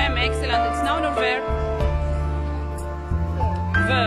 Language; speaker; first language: English; non-native, learner; Arabic